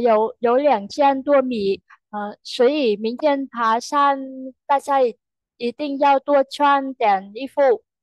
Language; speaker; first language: Chinese; non-native, fluent; Vietnamese